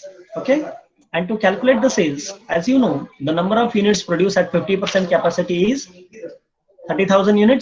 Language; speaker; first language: English; non-native, local second language; Marathi